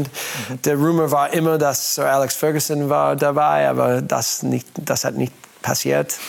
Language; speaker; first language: German; non-native, learner; English